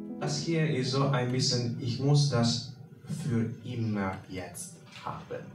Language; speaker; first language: German; non-native, fluent; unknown